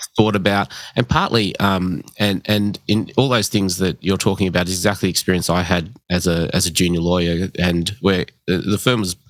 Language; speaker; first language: English; early bilingual, other home language; Hindi